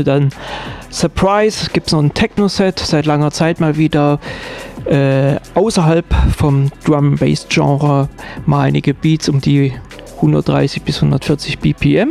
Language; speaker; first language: German; native; German